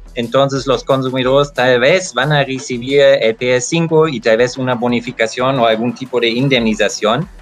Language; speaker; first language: Spanish; non-native, fluent; German